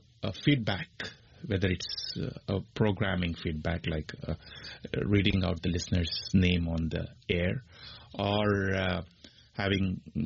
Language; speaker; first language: English; non-native, local second language; Kannada